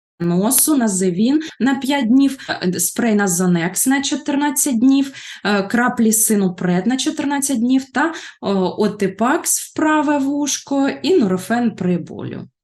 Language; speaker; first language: Ukrainian; native; Ukrainian